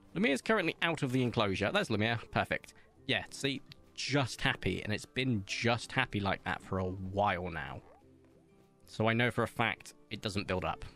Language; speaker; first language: English; native; English